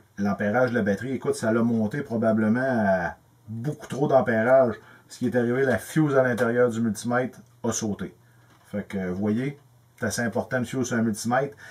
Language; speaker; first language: French; native; French